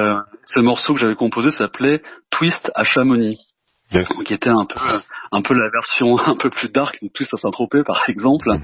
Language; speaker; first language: French; native; French